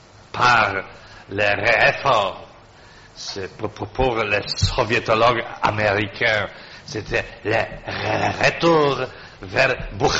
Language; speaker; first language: French; non-native, fluent; Polish